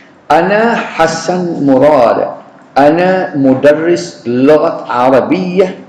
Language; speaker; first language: Arabic; non-native, fluent; Malay